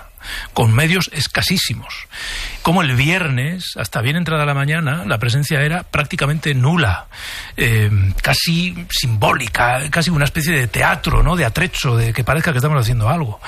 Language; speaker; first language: Spanish; native; Spanish